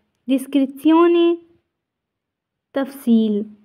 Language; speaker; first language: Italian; non-native, fluent; Urdu